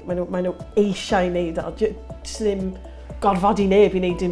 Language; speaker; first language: Welsh; non-native, local second language; English